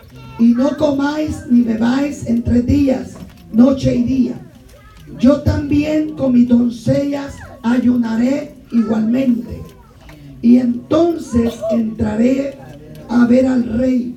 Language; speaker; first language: Spanish; native; Spanish